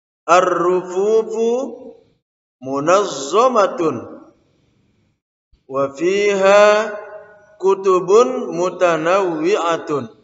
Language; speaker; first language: Arabic; non-native, fluent; Indonesian